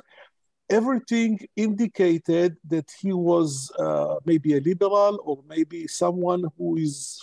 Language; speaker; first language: English; non-native, local second language; Hebrew